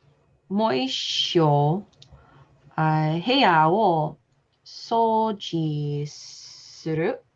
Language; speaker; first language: Japanese; non-native, learner; English